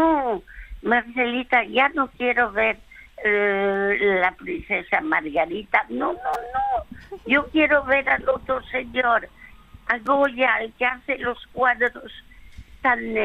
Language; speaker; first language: Spanish; early bilingual, other home language; French